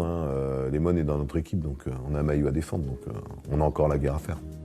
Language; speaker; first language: French; native; French